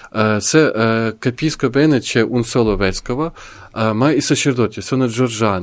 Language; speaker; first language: Italian; non-native, learner; Ukrainian